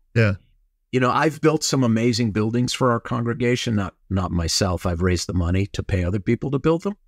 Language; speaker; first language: English; native; English